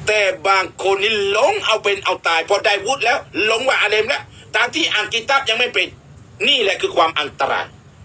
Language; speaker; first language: Thai; non-native, local second language; Malay